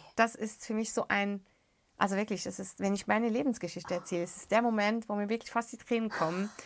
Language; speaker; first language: German; early bilingual, other home language; Arabic